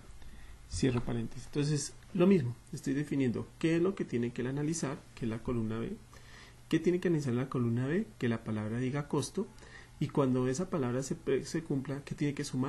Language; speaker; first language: Spanish; native; Spanish